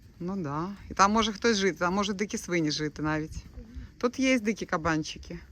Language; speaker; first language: Ukrainian; non-native, local second language; Russian